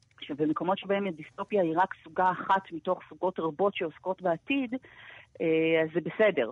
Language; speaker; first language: Hebrew; native; Hebrew